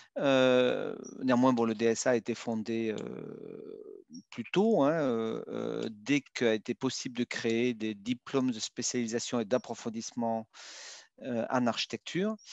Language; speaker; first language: French; native; French